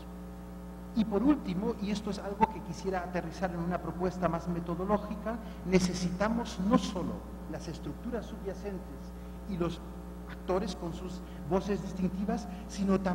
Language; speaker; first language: Spanish; non-native, fluent; German